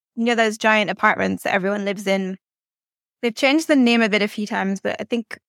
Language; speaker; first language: English; native; English